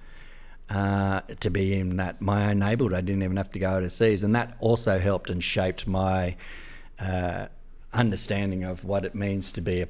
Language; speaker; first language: English; native; English